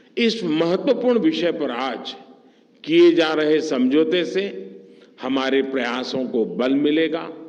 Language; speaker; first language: Hindi; non-native, local second language; Gujarati